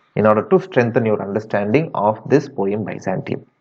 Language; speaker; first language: English; non-native, local second language; Tamil